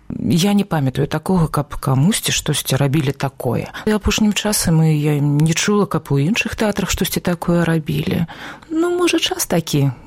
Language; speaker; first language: Belarusian; native; Belarusian